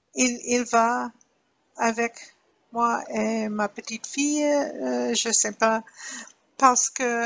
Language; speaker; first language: French; non-native, learner; English